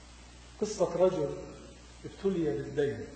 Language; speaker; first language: Arabic; native; Arabic